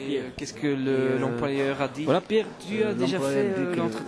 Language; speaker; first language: French; non-native, fluent; Dutch